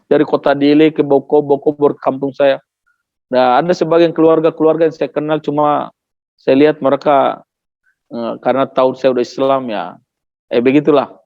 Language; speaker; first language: Indonesian; non-native, local second language; Tetum